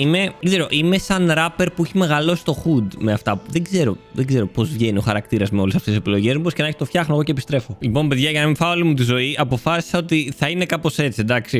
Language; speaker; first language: Greek; native; Greek